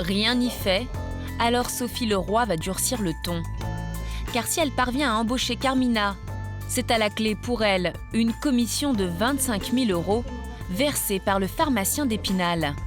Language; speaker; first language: French; native; French